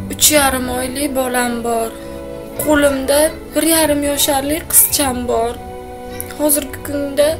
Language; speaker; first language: Uzbek; native; Uzbek